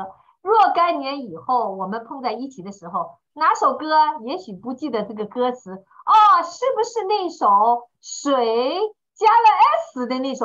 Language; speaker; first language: Chinese; native; Chinese